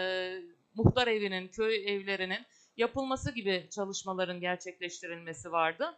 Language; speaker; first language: Turkish; native; Turkish